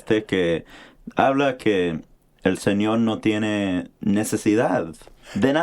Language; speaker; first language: Spanish; non-native, fluent; English